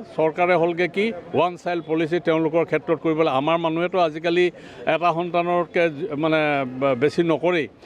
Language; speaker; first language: Assamese; native; Assamese